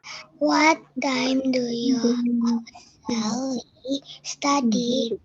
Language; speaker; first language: English; non-native, learner; Indonesian